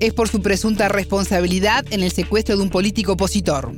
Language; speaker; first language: Spanish; native; Spanish